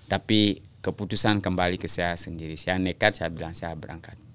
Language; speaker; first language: Indonesian; non-native, local second language; French